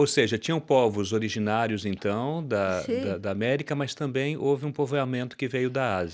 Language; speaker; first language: Portuguese; native; Portuguese